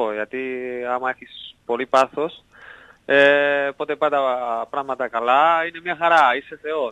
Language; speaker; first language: Greek; non-native, learner; Spanish